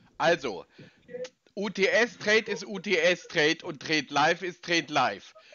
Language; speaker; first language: German; native; German